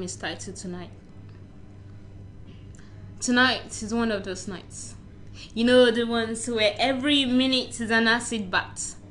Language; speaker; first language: English; non-native, local second language; Yoruba